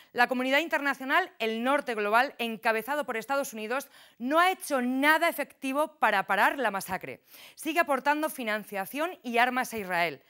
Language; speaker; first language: Spanish; native; Spanish